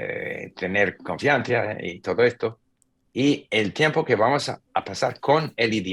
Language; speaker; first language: Spanish; non-native, fluent; English